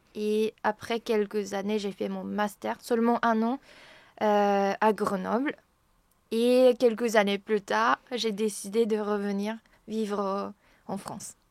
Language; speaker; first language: French; non-native, fluent; Japanese